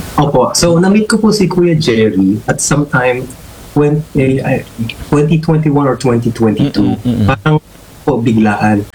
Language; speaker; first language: Filipino; native; Filipino